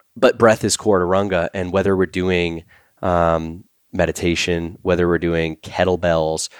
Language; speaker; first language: English; native; English